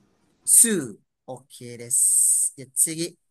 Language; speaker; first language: Japanese; non-native, fluent; Malay